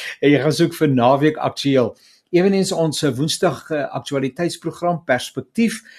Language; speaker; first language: Afrikaans; native; Afrikaans